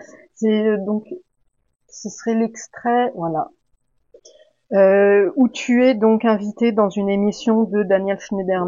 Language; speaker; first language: French; native; French